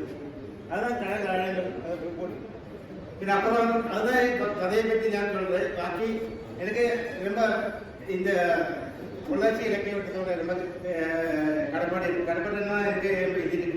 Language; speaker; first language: Tamil; non-native, learner; Malayalam